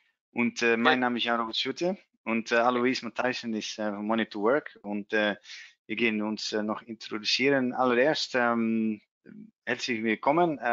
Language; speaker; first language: German; non-native, learner; Dutch